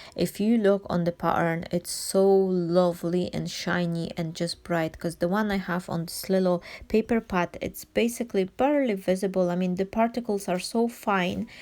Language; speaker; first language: English; non-native, fluent; Polish